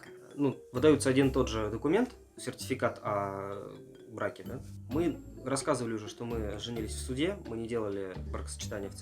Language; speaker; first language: Russian; native; Russian